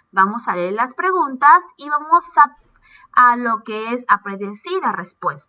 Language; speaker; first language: Spanish; native; Spanish